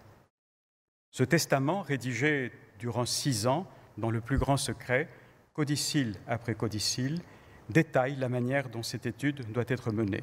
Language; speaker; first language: French; native; French